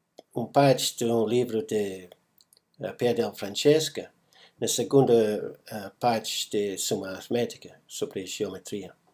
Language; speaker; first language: Portuguese; non-native, fluent; English